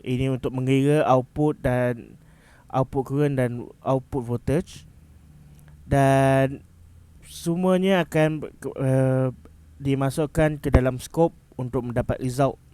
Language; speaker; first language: Malay; native; Malay